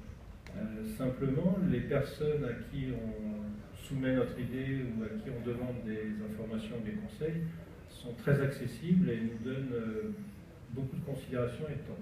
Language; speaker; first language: French; native; French